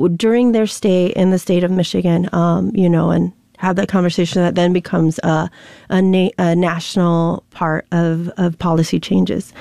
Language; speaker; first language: English; early bilingual, other home language; Spanish